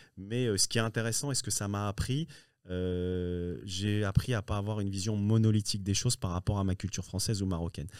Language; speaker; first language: French; early bilingual, other home language; Riffian